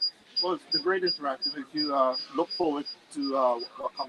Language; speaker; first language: English; native; English